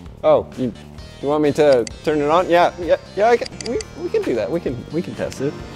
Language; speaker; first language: English; native; English